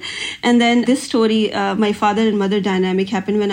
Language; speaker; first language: English; non-native, local second language; Punjabi